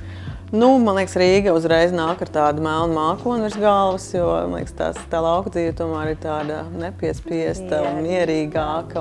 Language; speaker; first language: Latvian; native; Latvian